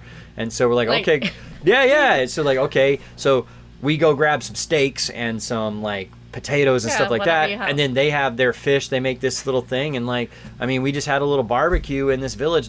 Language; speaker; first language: English; native; English